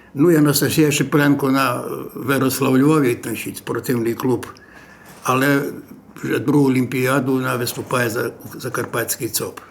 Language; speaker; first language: Ukrainian; native; Ukrainian